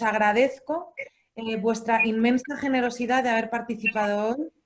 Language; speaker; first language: Spanish; native; Spanish